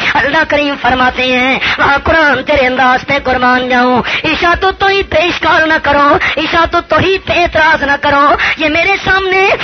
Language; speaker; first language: Urdu; non-native, local second language; Pashto